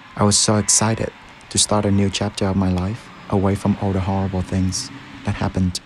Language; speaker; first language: English; early bilingual, other home language; Vietnamese